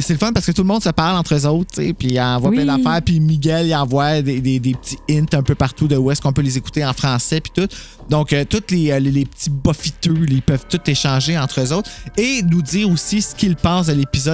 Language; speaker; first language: French; native; French